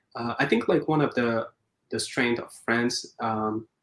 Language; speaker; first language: English; non-native, fluent; French